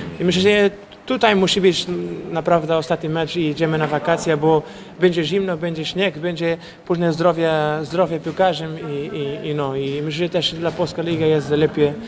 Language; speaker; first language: Polish; non-native, fluent; Portuguese